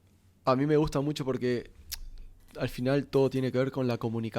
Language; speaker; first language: Spanish; native; Spanish